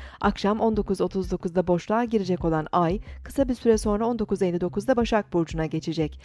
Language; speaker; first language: Turkish; native; Turkish